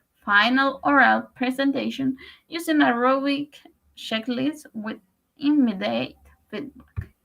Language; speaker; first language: English; non-native, learner; Spanish